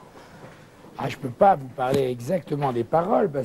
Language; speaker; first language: French; native; French